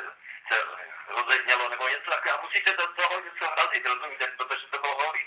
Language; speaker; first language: Czech; non-native, local second language; Romany